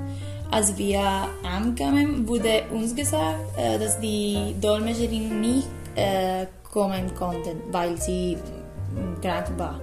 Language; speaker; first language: German; non-native, learner; Spanish